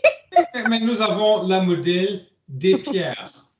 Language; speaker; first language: French; non-native, learner; English